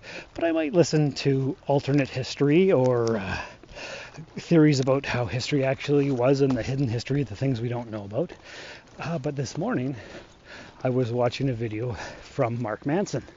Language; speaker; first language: English; native; English